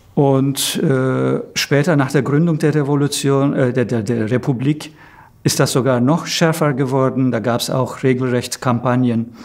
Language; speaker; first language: German; non-native, fluent; Turkish